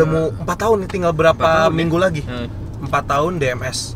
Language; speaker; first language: Indonesian; native; Indonesian